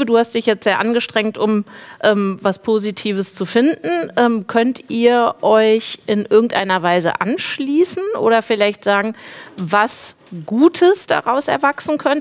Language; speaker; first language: German; native; German